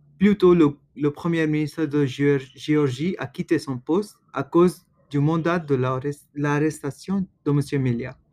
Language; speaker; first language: French; non-native, learner; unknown